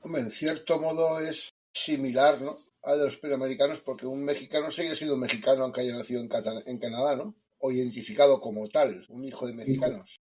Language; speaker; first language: Spanish; native; Spanish